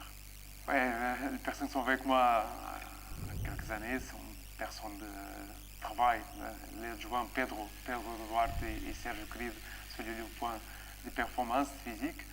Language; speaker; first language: French; non-native, fluent; Portuguese